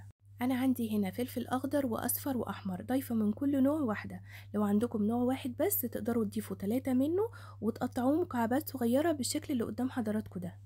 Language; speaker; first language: Arabic; native; Arabic